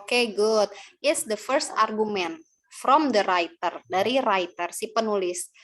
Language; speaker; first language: English; non-native, learner; Indonesian